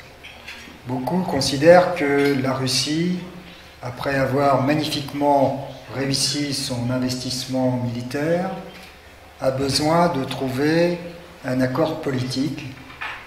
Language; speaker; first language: French; native; French